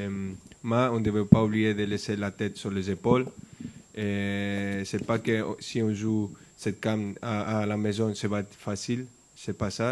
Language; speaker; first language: French; non-native, fluent; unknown